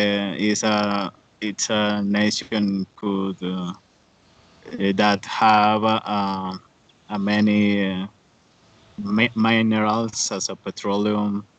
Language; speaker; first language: English; non-native, learner; Spanish